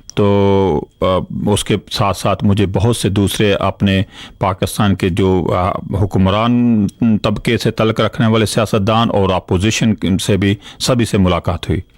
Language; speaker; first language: Urdu; non-native, local second language; Punjabi